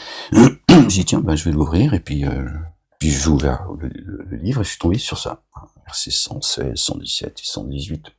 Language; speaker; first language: French; native; French